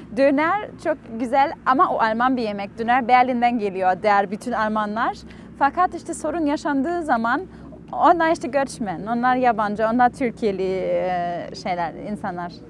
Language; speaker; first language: Turkish; non-native, fluent; German